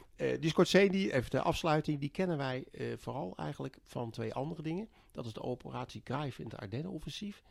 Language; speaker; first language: Dutch; native; Dutch